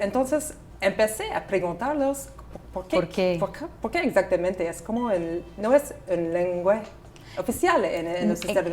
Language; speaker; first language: Spanish; non-native, learner; English